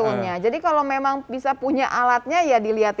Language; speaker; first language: Indonesian; native; Indonesian